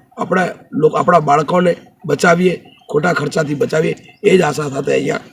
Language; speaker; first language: Gujarati; non-native, local second language; Bhili